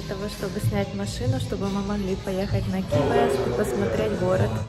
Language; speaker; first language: Russian; native; Russian